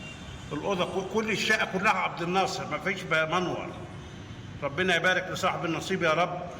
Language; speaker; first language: Arabic; native; Arabic